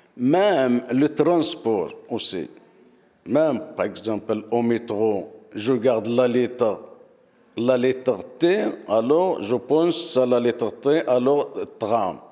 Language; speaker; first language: French; non-native, learner; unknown